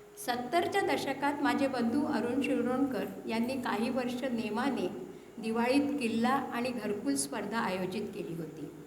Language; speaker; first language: Marathi; early bilingual, heritage; Marathi